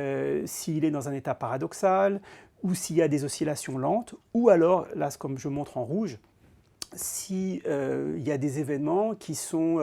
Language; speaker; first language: French; native; French